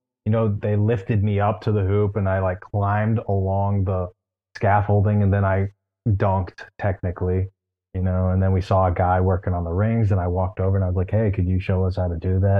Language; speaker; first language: English; native; English